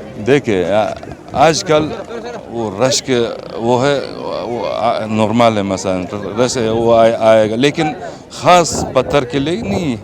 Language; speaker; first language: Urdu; non-native, learner; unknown